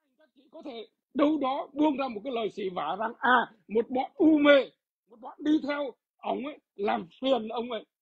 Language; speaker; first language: Vietnamese; native; Vietnamese